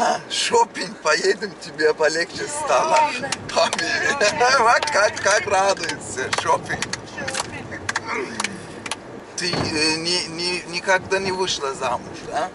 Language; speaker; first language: Russian; non-native, learner; Turkish